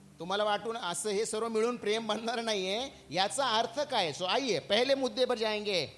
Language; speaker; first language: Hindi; non-native, local second language; Marathi